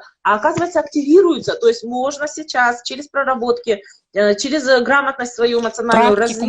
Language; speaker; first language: Russian; native; Russian